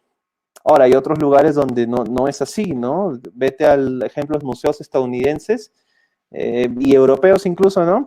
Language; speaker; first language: Spanish; native; Spanish